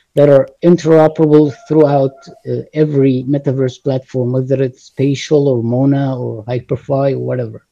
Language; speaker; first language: English; non-native, fluent; Arabic